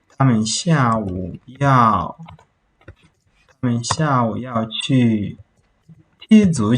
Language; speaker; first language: Chinese; non-native, fluent; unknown